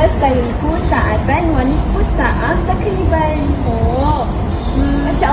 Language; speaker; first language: Arabic; non-native, learner; Malay